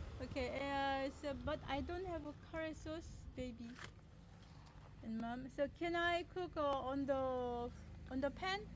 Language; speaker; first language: English; non-native, learner; Korean